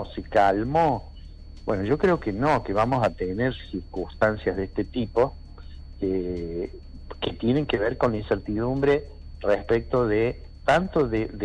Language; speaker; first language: Spanish; native; Spanish